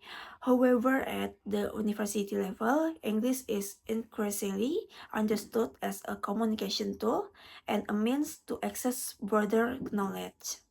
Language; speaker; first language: English; non-native, learner; Indonesian